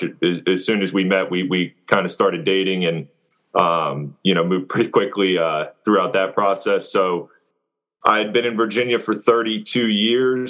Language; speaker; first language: English; native; English